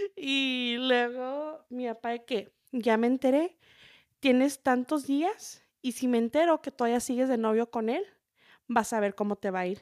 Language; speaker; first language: Spanish; early bilingual, heritage; Spanish